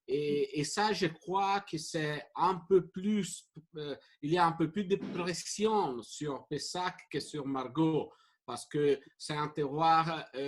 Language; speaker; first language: French; non-native, fluent; Italian